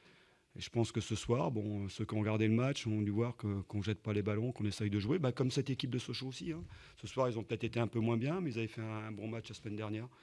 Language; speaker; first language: French; native; French